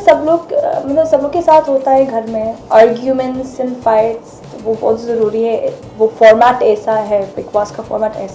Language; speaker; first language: Hindi; non-native, fluent; English